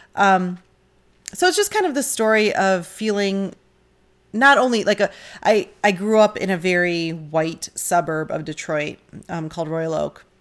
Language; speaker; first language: English; native; English